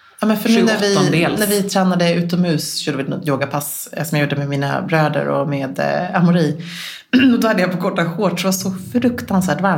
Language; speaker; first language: Swedish; native; Swedish